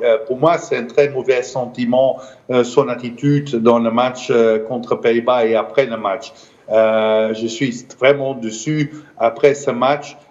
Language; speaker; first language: French; non-native, fluent; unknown